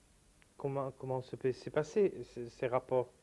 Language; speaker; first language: French; non-native, fluent; Italian